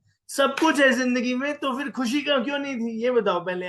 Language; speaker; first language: Hindi; native; Hindi